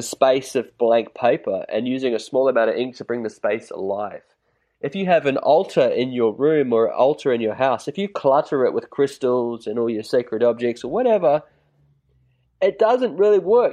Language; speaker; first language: English; native; English